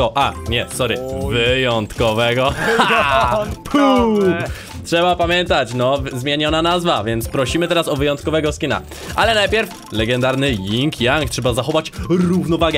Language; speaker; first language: Polish; native; Polish